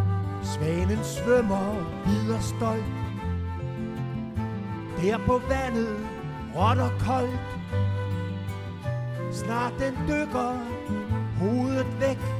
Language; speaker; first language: Danish; native; Danish